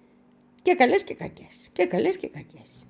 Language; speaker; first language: Greek; native; Greek